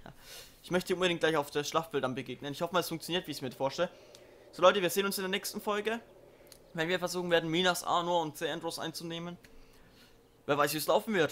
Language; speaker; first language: German; native; German